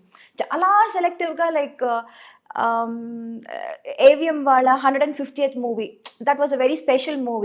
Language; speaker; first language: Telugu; non-native, local second language; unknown